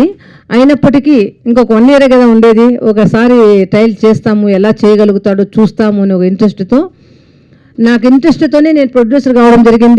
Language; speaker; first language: Telugu; native; Telugu